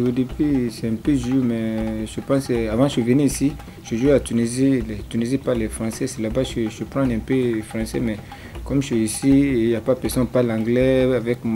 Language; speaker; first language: French; non-native, learner; English